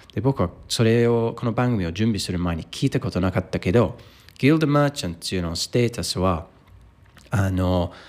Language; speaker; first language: Japanese; non-native, fluent; English